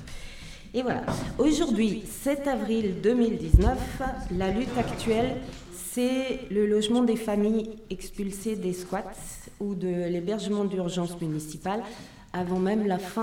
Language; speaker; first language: French; native; French